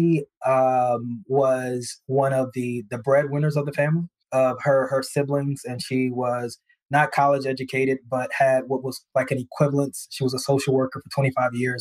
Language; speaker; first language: English; native; English